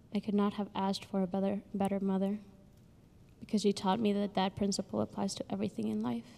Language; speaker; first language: English; early bilingual, other home language; Spanish